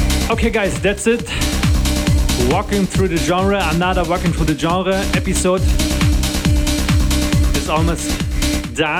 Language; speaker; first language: English; non-native, fluent; German